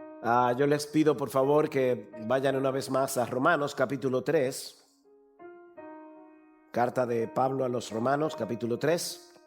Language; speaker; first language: Spanish; native; Spanish